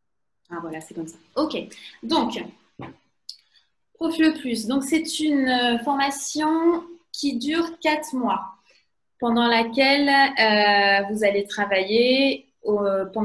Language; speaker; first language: French; native; French